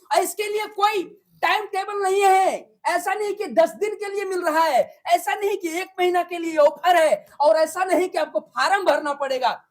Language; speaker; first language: Hindi; native; Hindi